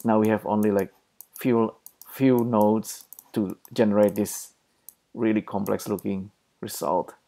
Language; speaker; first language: English; non-native, fluent; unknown